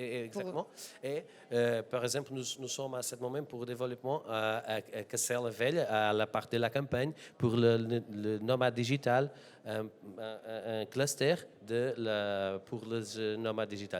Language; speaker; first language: French; non-native, learner; Portuguese